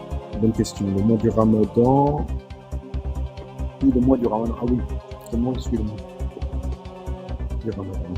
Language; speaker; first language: French; native; French